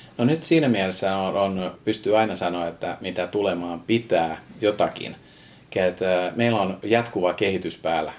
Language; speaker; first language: Finnish; non-native, fluent; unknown